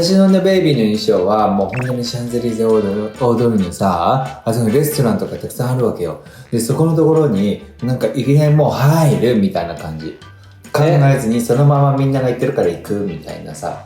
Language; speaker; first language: Japanese; native; Japanese